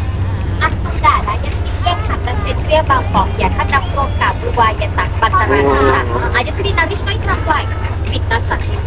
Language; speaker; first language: Russian; non-native, learner; Thai